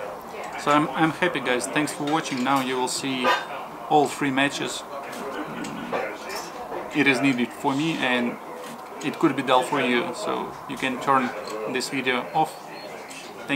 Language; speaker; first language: English; non-native, fluent; Russian